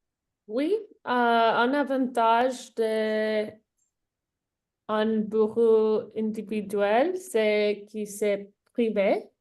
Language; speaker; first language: French; non-native, learner; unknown